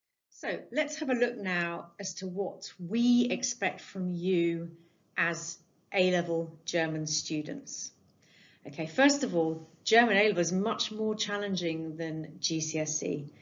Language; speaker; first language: English; native; English